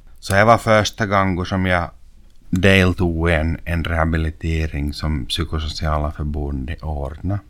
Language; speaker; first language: Swedish; native; Swedish